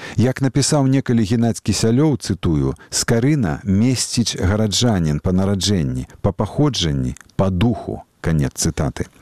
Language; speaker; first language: Belarusian; native; Belarusian